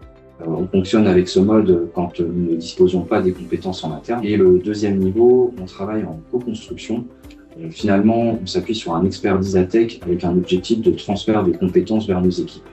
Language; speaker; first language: French; native; French